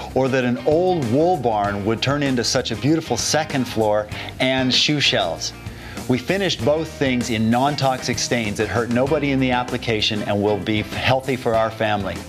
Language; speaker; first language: English; native; English